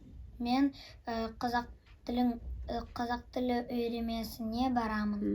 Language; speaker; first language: Kazakh; non-native, local second language; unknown